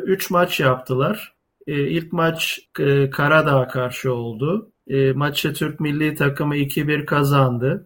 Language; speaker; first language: Turkish; native; Turkish